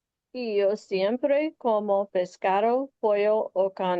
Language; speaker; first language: Spanish; non-native, learner; English